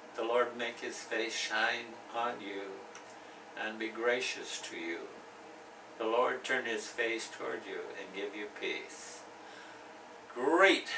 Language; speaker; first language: English; native; English